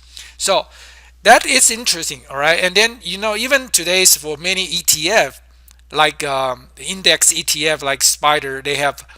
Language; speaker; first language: English; non-native, fluent; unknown